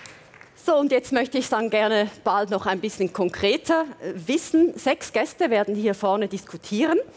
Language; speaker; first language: German; native; German